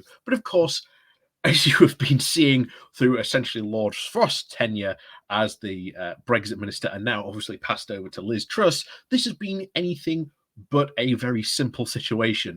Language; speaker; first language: English; native; English